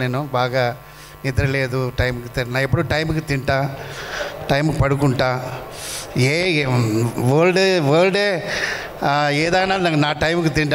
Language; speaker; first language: Telugu; non-native, learner; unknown